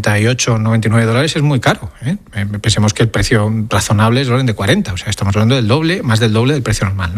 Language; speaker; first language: Spanish; native; Spanish